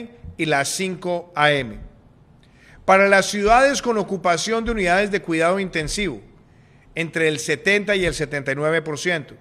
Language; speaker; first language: Spanish; native; Spanish